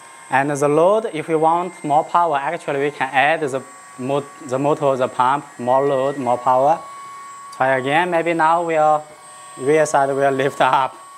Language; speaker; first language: English; non-native, fluent; Chinese